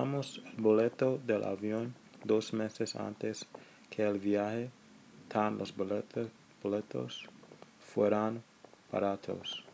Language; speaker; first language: Spanish; non-native, learner; English